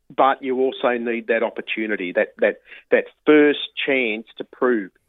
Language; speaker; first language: English; native; English